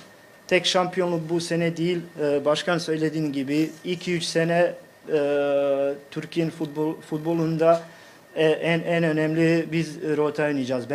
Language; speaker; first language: Turkish; non-native, fluent; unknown